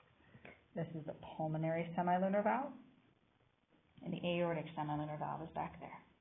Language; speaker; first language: English; native; English